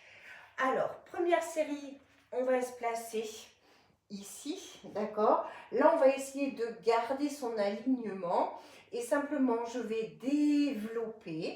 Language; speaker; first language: French; native; French